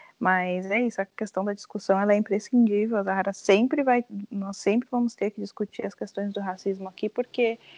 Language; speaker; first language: Portuguese; native; Portuguese